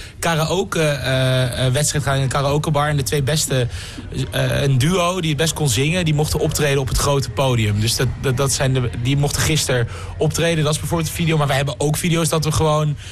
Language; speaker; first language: Dutch; native; Dutch